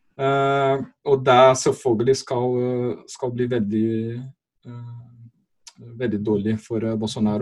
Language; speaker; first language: Norwegian; non-native, fluent; Portuguese